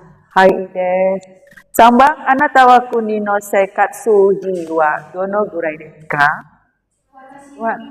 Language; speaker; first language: Japanese; non-native, fluent; Indonesian